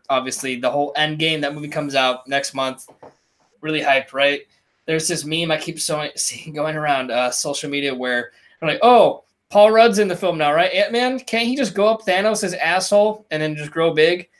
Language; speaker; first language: English; native; English